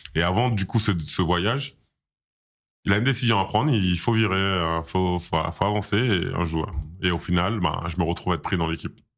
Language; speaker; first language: French; native; French